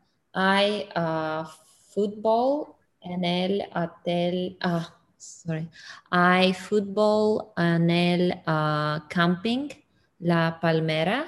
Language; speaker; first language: Spanish; non-native, learner; English